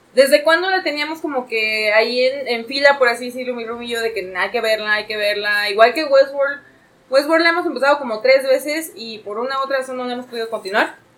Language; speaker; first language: Spanish; native; Spanish